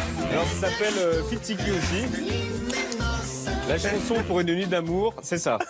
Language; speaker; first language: French; native; French